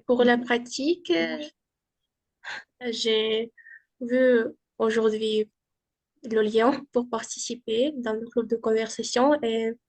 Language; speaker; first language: French; non-native, fluent; Uzbek